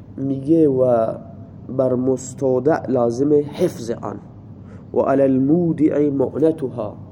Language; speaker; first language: Persian; non-native, local second language; Baluchi